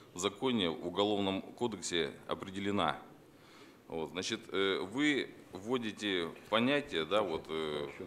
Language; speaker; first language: Russian; native; Russian